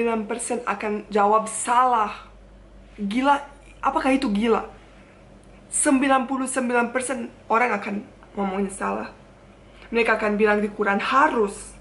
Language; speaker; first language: Indonesian; non-native, fluent; Bosnian